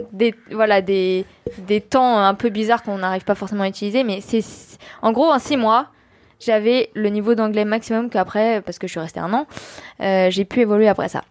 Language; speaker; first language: French; native; French